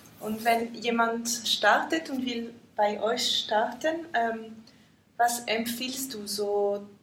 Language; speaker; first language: German; non-native, fluent; French